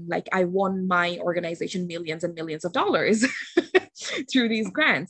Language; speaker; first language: English; non-native, local second language; Bangla